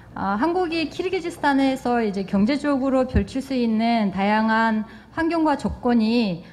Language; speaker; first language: Korean; non-native, fluent; Kyrgyz